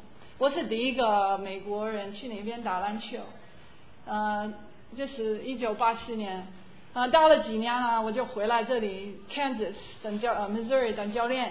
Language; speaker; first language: Chinese; non-native, fluent; English